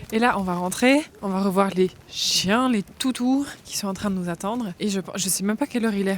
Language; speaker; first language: French; native; French